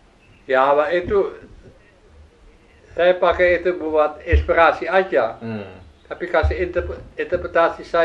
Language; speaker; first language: Indonesian; non-native, learner; Dutch